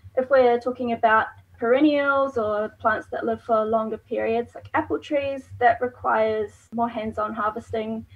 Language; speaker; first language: English; native; English